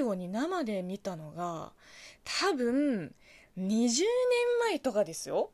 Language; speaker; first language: Japanese; non-native, fluent; Chinese